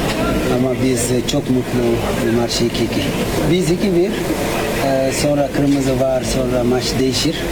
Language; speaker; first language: Turkish; non-native, learner; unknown